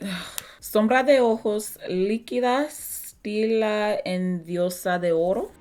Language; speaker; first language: Spanish; non-native, learner; English